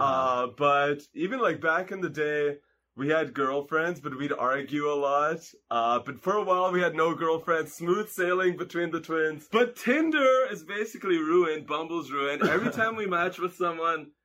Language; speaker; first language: English; non-native, fluent; Hungarian